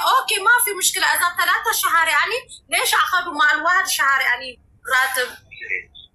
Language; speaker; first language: Arabic; non-native, learner; Amharic